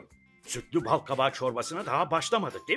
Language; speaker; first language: Turkish; native; Turkish